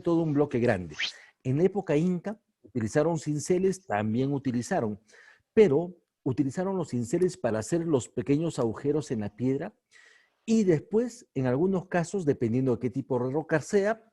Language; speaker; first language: Spanish; native; Spanish